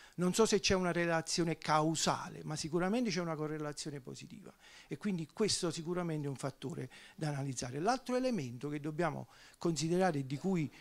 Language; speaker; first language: Italian; native; Italian